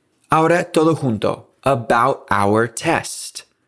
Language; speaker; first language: Spanish; native; Spanish